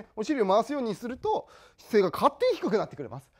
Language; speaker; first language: Japanese; native; Japanese